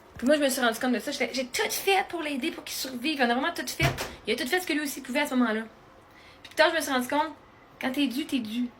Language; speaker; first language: French; native; French